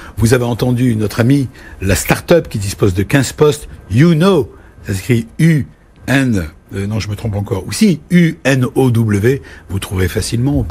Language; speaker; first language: French; native; French